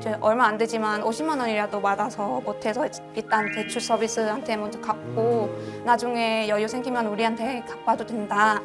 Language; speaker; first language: Korean; non-native, fluent; Vietnamese